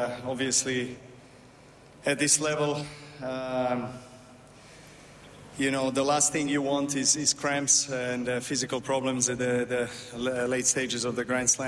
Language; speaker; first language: English; non-native, fluent; Serbian